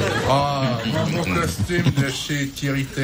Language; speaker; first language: French; native; French